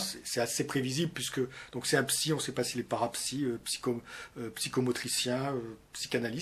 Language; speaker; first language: French; native; French